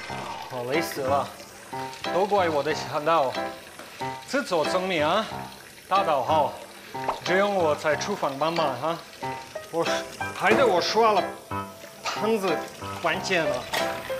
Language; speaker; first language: Chinese; non-native, learner; English